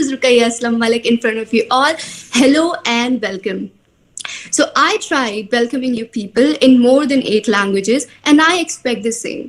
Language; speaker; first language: English; non-native, local second language; Urdu